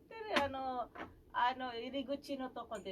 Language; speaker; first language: Japanese; non-native, fluent; Filipino